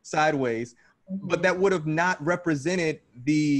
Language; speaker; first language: English; native; English